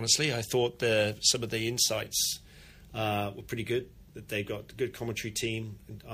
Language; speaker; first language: English; native; English